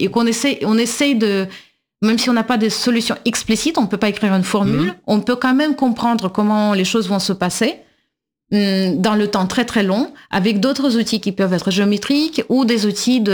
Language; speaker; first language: French; non-native, fluent; Russian